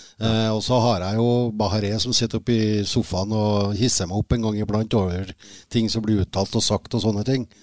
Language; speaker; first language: Norwegian; native; Norwegian